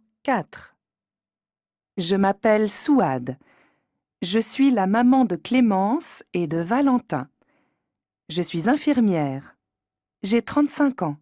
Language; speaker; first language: French; native; French